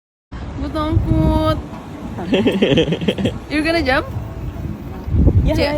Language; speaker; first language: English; non-native, fluent; Indonesian